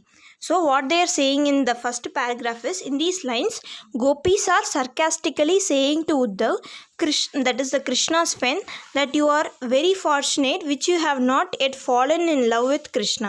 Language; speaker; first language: English; non-native, local second language; Hindi